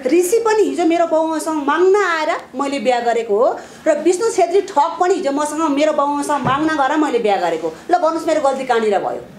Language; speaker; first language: Nepali; native; Nepali